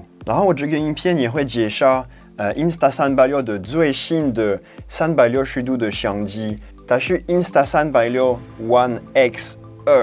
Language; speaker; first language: Chinese; non-native, fluent; French